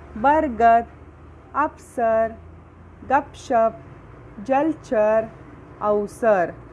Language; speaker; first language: Hindi; non-native, local second language; Marathi